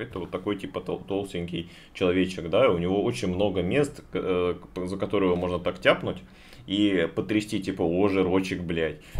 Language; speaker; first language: Russian; native; Russian